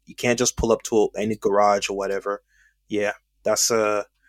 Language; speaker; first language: English; native; English